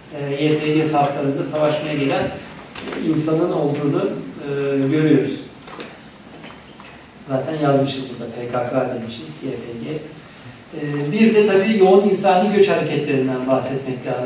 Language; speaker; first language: Turkish; native; Turkish